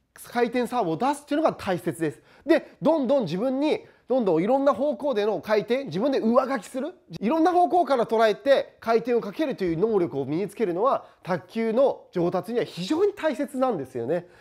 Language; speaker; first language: Japanese; native; Japanese